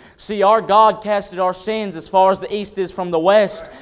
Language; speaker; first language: English; native; English